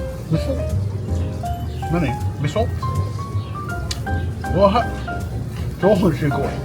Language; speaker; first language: Japanese; non-native, learner; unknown